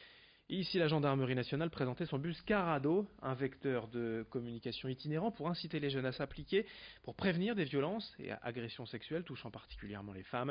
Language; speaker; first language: French; native; French